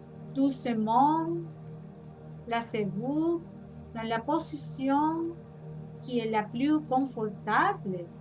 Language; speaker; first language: French; non-native, fluent; Spanish